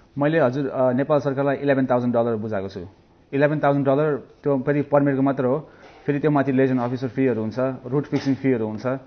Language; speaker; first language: Nepali; early bilingual, heritage; Nepali